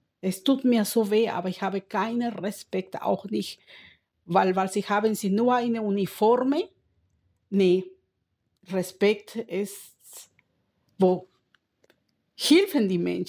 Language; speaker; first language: German; non-native, learner; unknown